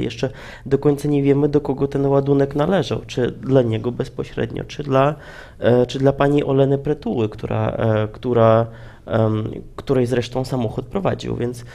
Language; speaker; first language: Polish; non-native, fluent; Ukrainian